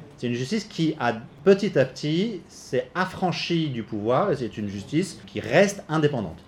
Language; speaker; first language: French; native; French